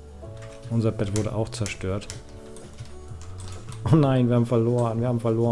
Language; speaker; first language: German; native; German